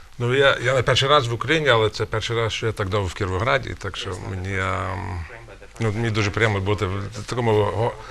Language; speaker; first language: Ukrainian; early bilingual, heritage; Ukrainian